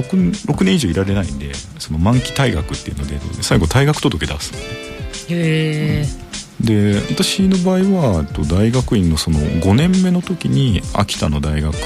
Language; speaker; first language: Japanese; native; Japanese